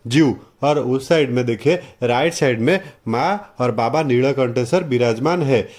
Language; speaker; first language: Hindi; non-native, local second language; Odia